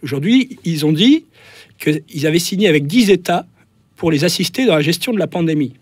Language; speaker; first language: French; native; French